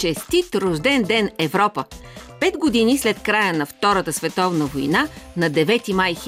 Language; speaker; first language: Bulgarian; native; Bulgarian